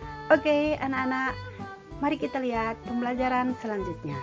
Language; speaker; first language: Indonesian; native; Indonesian